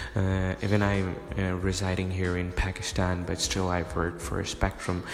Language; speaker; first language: English; non-native, local second language; Urdu